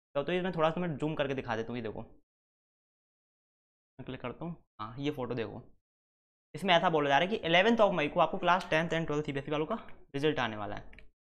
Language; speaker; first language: Hindi; native; Hindi